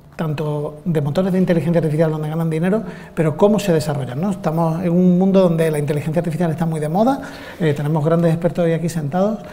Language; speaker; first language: Spanish; native; Spanish